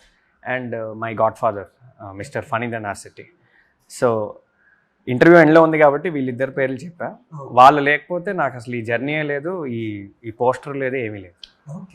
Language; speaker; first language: Telugu; native; Telugu